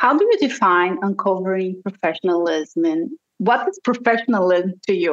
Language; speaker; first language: English; non-native, fluent; Portuguese